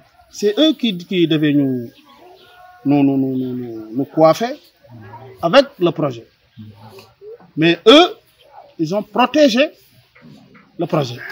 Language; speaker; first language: French; non-native, learner; Wolof